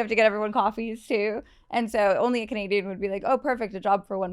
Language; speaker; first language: English; native; English